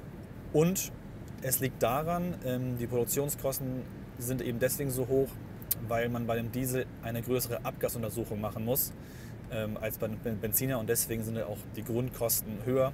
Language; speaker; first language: German; native; German